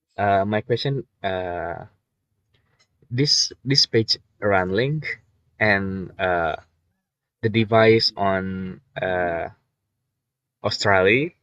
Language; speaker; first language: English; non-native, learner; Indonesian